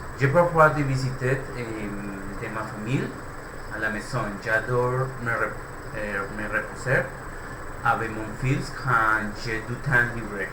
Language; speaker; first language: French; non-native, learner; Spanish